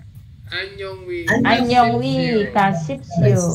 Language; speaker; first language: Korean; non-native, learner; Indonesian